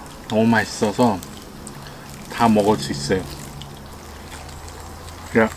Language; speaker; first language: Korean; non-native, learner; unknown